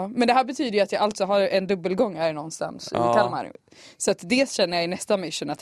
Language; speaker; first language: Swedish; native; Swedish